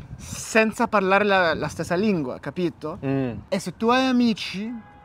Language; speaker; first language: Italian; non-native, fluent; English